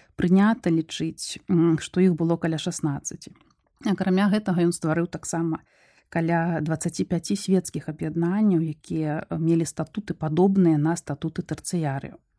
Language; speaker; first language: Belarusian; non-native, local second language; Russian